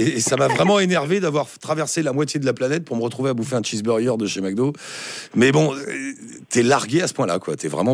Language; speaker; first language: French; native; French